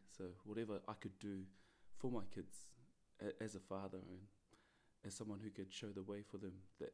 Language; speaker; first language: English; native; English